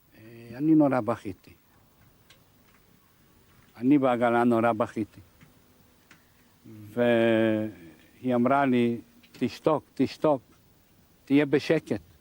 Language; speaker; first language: Hebrew; non-native, fluent; Hungarian